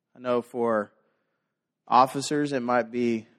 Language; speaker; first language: English; native; English